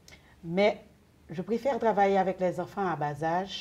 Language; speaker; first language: French; non-native, local second language; Haitian Creole